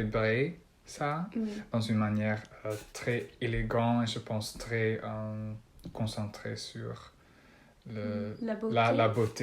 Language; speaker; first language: French; non-native, learner; Dutch